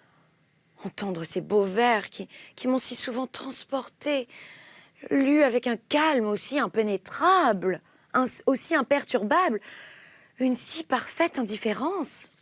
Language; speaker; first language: French; native; French